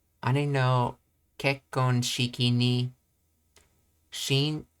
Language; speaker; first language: Japanese; non-native, learner; English